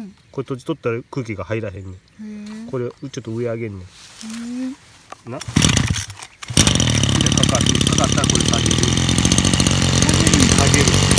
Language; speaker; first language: Japanese; native; Japanese